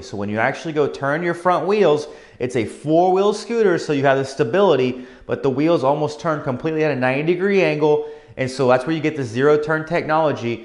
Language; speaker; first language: English; native; English